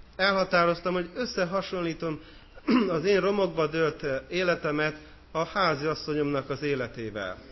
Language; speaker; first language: Hungarian; native; Hungarian